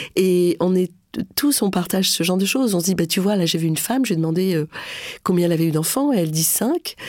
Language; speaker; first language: French; non-native, local second language; Arabic